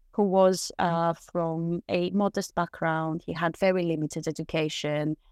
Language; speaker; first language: English; non-native, fluent; Greek